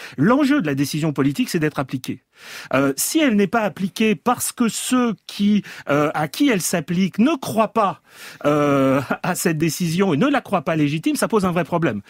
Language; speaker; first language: French; native; French